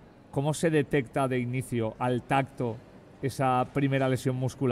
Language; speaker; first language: Spanish; native; Spanish